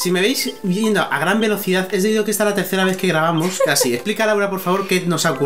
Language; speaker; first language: Spanish; native; Spanish